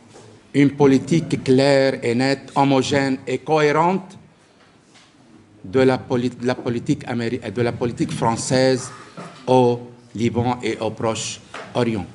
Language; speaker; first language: French; non-native, local second language; Arabic